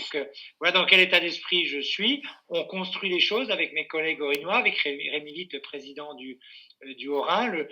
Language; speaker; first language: French; native; French